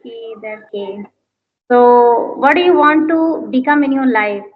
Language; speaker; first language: English; non-native, learner; Hindi